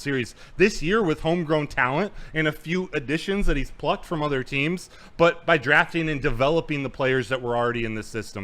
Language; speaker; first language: English; native; English